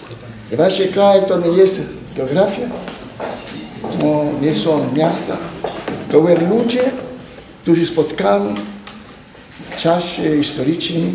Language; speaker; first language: Polish; non-native, learner; Italian